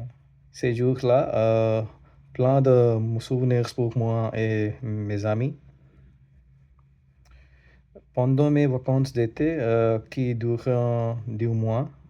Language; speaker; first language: French; non-native, learner; Hindi